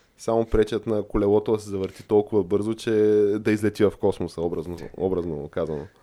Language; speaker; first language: Bulgarian; native; Bulgarian